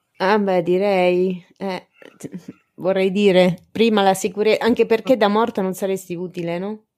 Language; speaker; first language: Italian; native; Italian